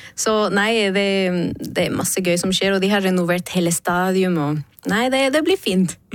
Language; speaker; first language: Norwegian; non-native, fluent; Spanish